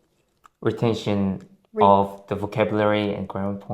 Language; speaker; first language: English; non-native, fluent; Korean